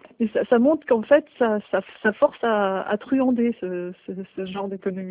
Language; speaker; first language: French; native; French